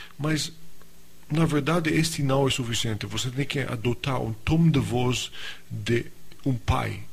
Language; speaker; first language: Portuguese; non-native, fluent; English